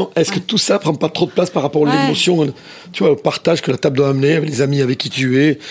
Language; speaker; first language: French; native; French